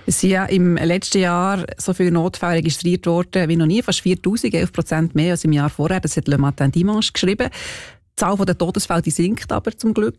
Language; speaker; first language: German; native; German